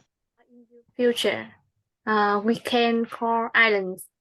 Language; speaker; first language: English; non-native, learner; Vietnamese